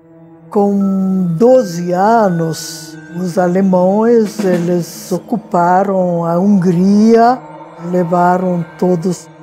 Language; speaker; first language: Portuguese; non-native, fluent; Hungarian